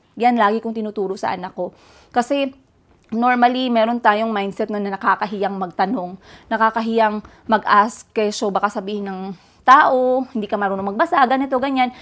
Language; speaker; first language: Filipino; native; Filipino